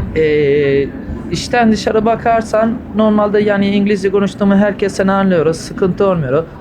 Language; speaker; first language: Turkish; early bilingual, heritage; Turkish